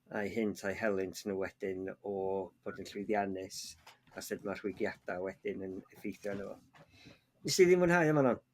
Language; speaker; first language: Welsh; native; Welsh